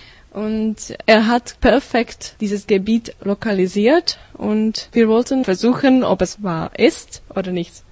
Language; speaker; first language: German; non-native, learner; Czech